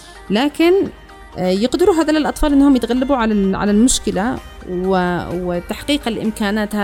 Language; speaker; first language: Arabic; native; Arabic